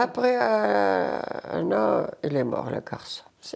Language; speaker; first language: French; non-native, learner; Arabic